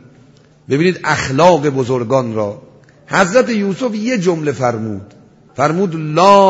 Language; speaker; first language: Persian; native; Persian